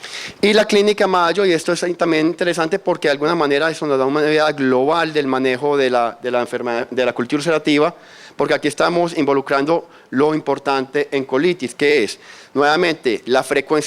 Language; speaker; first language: Spanish; native; Spanish